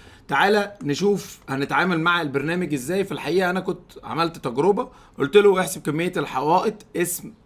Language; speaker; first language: Arabic; native; Arabic